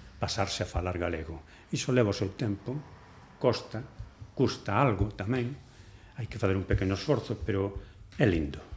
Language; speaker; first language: Galician; non-native, local second language; Spanish